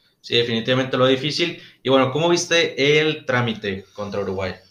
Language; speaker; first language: Spanish; native; Spanish